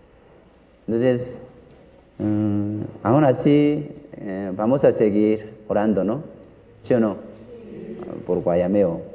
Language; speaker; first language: Spanish; non-native, learner; Korean